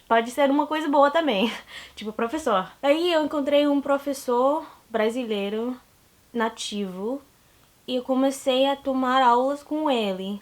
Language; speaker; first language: Portuguese; non-native, learner; English